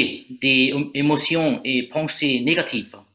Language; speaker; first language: French; non-native, learner; Vietnamese